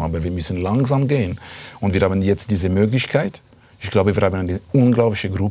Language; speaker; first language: German; non-native, fluent; Italian